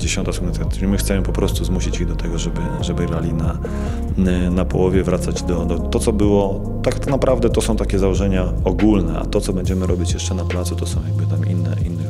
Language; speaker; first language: Polish; native; Polish